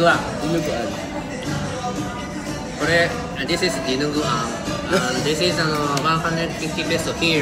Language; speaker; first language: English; non-native, learner; Japanese